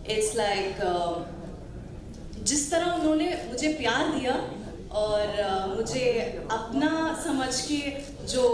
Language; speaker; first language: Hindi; non-native, local second language; Kannada